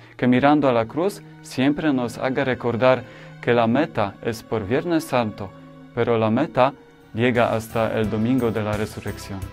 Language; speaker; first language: Spanish; non-native, fluent; Polish